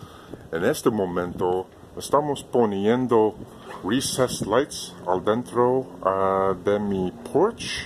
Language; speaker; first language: Spanish; non-native, learner; English